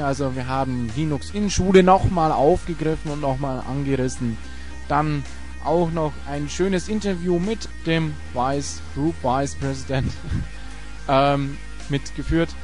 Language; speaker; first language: German; native; German